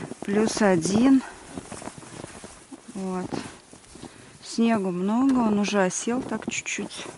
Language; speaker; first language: Russian; native; Russian